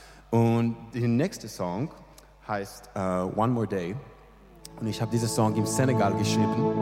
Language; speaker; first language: German; non-native, learner; English